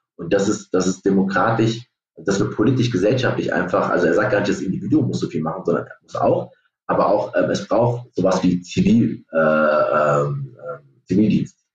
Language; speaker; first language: German; native; German